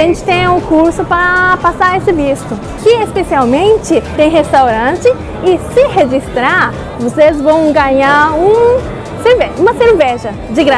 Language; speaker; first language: Portuguese; non-native, learner; Japanese